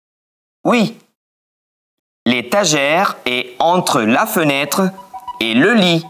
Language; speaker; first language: French; non-native, fluent; Spanish